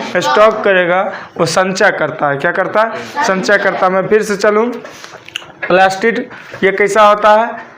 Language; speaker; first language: Hindi; native; Hindi